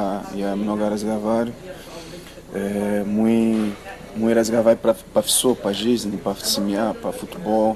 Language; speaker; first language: Russian; non-native, learner; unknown